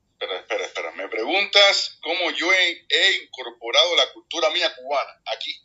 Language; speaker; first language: Spanish; native; Spanish